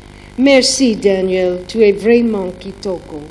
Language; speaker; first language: French; non-native, learner; German